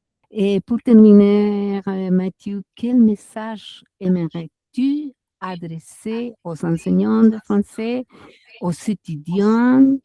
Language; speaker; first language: French; non-native, fluent; Spanish